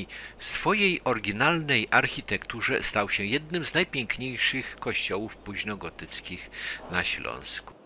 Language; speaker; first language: Polish; native; Polish